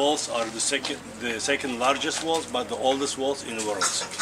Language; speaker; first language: English; non-native, fluent; Kurdish